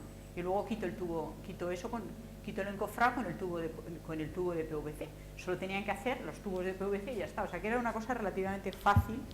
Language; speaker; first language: Spanish; native; Spanish